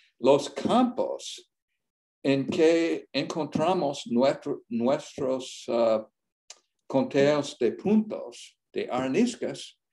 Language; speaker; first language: Spanish; non-native, learner; English